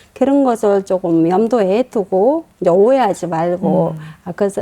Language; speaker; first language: Korean; non-native, fluent; Mongolian